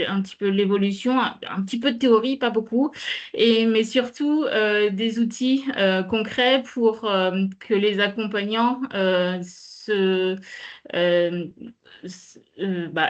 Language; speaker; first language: French; native; French